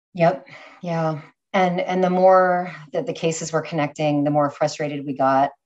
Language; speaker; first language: English; native; English